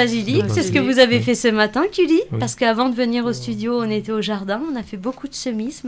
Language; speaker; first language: French; native; French